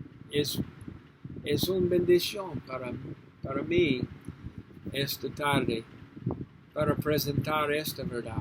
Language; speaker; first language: Spanish; non-native, learner; English